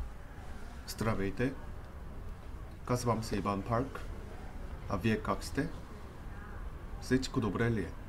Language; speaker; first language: Bulgarian; non-native, learner; Korean